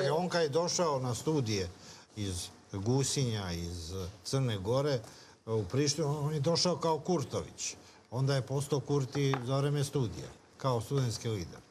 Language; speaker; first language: Bosnian; native; Bosnian